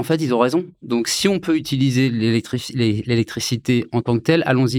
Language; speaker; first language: French; native; French